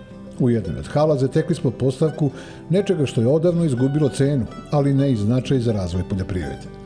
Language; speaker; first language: Serbian; native; Serbian